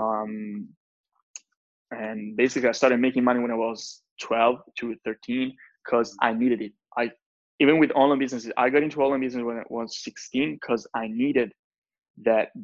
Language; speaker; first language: English; non-native, fluent; Italian